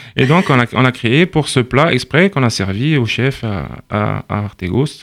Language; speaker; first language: French; native; French